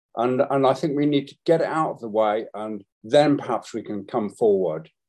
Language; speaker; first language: English; native; English